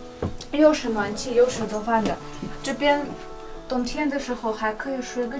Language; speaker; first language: Chinese; non-native, fluent; Russian